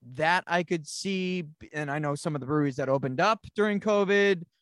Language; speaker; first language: English; native; English